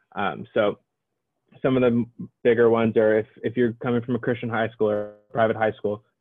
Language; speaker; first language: English; native; English